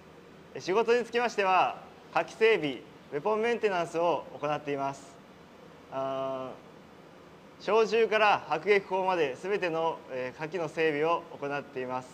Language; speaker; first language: Japanese; native; Japanese